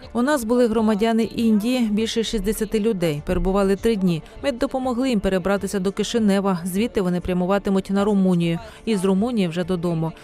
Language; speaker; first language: Ukrainian; native; Ukrainian